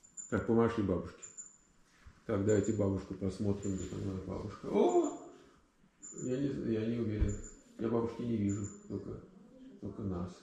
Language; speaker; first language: Russian; native; Russian